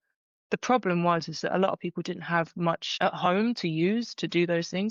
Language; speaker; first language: English; native; English